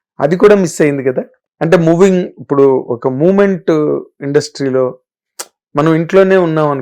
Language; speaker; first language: Telugu; native; Telugu